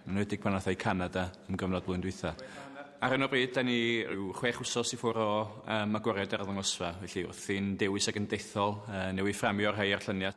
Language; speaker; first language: Welsh; native; Welsh